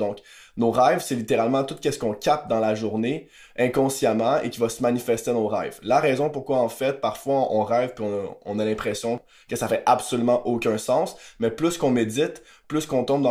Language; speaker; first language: French; native; French